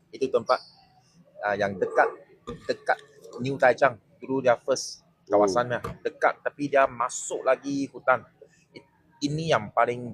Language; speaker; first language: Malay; non-native, local second language; Chinese